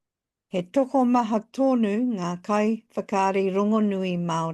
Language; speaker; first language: Māori; non-native, local second language; English